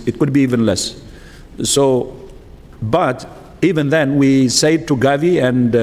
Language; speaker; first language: English; non-native, fluent; Tigrinya